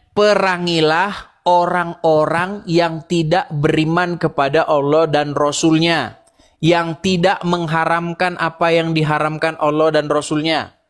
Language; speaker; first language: Indonesian; native; Indonesian